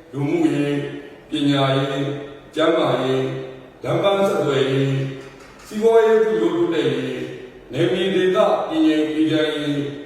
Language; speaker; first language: Burmese; non-native, local second language; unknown